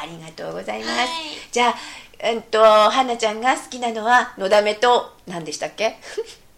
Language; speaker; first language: Japanese; native; Japanese